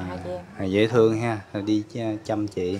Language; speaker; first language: Vietnamese; native; Vietnamese